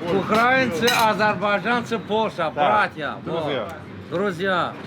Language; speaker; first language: Russian; non-native, learner; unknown